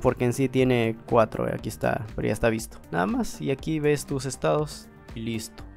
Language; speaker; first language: Spanish; native; Spanish